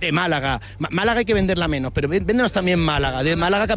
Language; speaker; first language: Spanish; native; Spanish